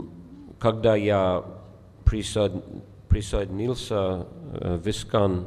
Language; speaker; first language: Russian; non-native, fluent; English